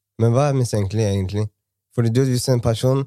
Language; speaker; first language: Norwegian; early bilingual, other home language; Somali